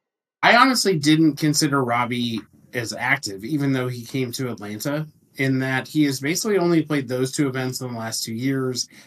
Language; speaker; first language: English; native; English